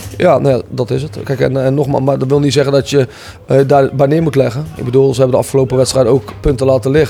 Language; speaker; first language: Dutch; native; Dutch